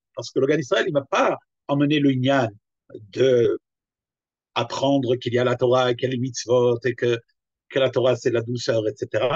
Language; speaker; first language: French; native; French